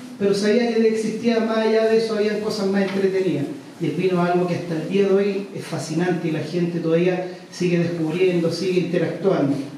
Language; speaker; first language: Spanish; native; Spanish